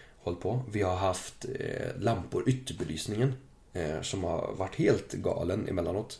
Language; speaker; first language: Swedish; early bilingual, other home language; German